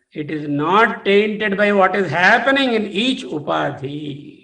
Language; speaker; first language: English; non-native, local second language; Telugu